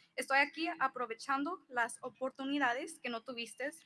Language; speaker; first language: Spanish; early bilingual, heritage; Spanish